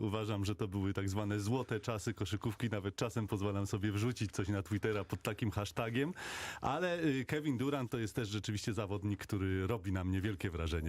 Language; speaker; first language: Polish; native; Polish